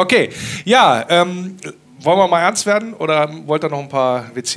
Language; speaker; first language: German; native; German